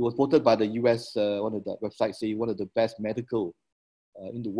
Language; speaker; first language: English; non-native, local second language; Min Nan Chinese